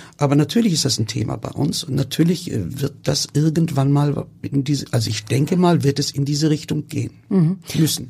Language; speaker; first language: German; early bilingual, other home language; Turkish